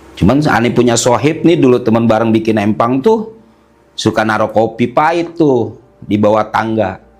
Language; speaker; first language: Indonesian; native; Indonesian